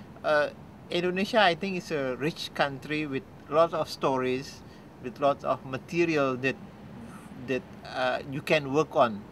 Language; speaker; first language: English; non-native, fluent; Indonesian